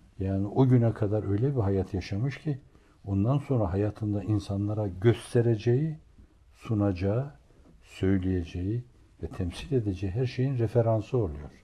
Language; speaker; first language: Turkish; native; Turkish